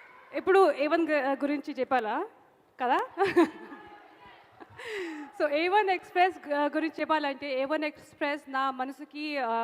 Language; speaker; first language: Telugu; non-native, fluent; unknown